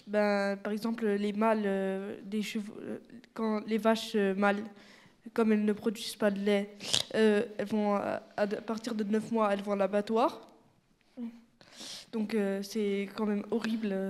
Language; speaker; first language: French; native; French